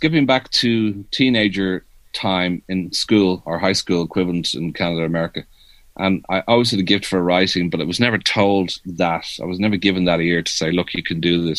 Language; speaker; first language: English; native; English